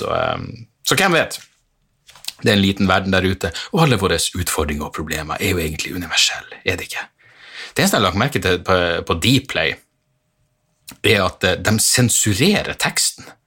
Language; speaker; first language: Norwegian; native; Norwegian